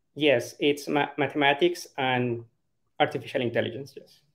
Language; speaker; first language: English; non-native, fluent; Spanish